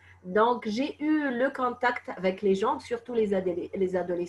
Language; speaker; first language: French; non-native, fluent; Arabic